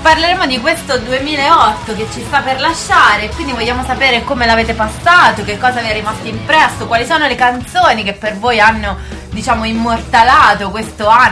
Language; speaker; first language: Italian; native; Italian